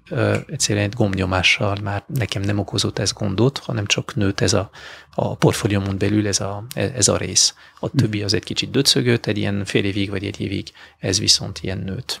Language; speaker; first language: Hungarian; non-native, fluent; French